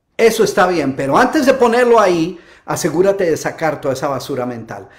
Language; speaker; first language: Spanish; native; Spanish